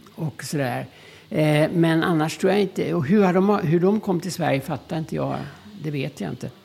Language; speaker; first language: Swedish; early bilingual, other home language; German